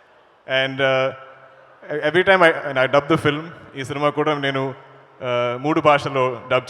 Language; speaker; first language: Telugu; non-native, learner; Malayalam